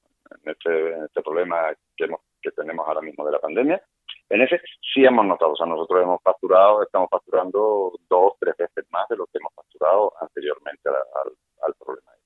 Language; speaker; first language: Spanish; native; Spanish